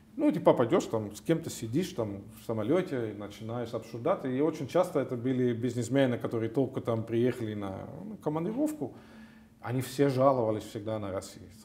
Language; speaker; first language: Russian; non-native, fluent; Dutch